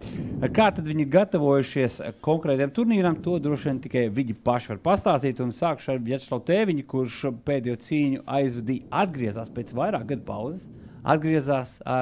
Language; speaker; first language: Latvian; native; Latvian